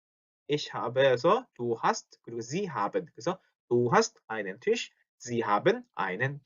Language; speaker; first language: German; non-native, fluent; Korean